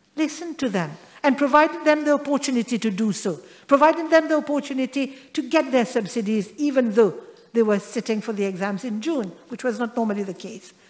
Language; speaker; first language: English; non-native, local second language; Morisyen